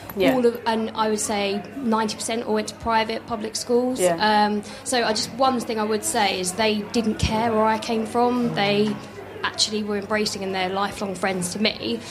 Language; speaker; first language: English; native; English